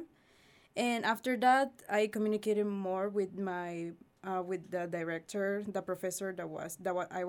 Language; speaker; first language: English; non-native, fluent; Spanish